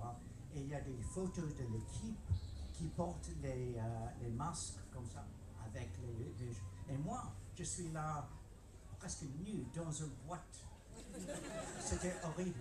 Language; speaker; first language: French; non-native, learner; English